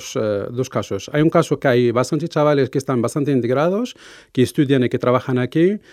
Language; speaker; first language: Spanish; non-native, fluent; Arabic